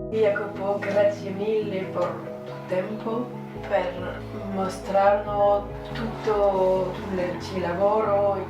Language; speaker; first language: Italian; non-native, fluent; Spanish